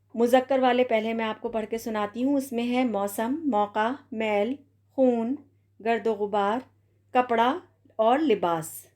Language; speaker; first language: Urdu; native; Urdu